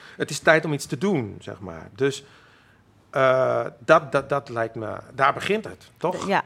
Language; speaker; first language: Dutch; non-native, local second language; Western Frisian